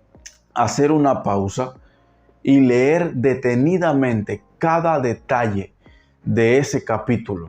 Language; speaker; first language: Spanish; native; Spanish